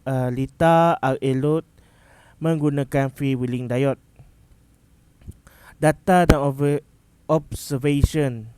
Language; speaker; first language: Malay; native; Malay